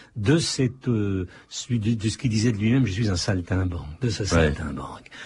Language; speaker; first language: French; early bilingual, other home language; Italian